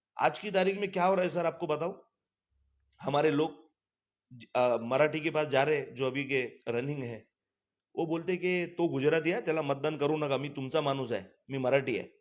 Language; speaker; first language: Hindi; non-native, local second language; Gujarati